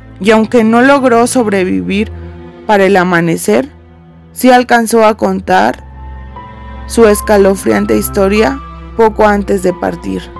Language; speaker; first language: Spanish; native; Spanish